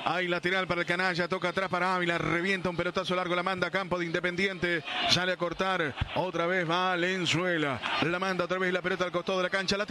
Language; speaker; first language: Spanish; native; Spanish